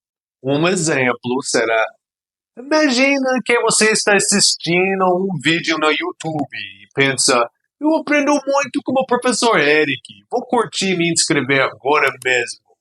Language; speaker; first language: Portuguese; non-native, fluent; English